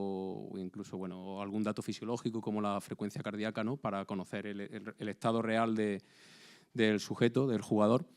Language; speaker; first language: Spanish; native; Spanish